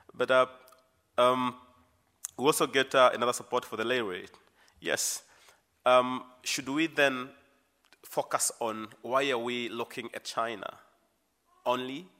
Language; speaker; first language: English; non-native, local second language; Swahili